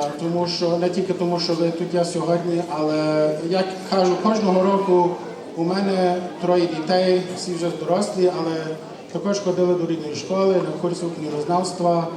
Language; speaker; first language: Ukrainian; early bilingual, heritage; Ukrainian